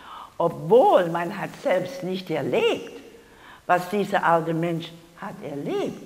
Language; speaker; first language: German; non-native, learner; English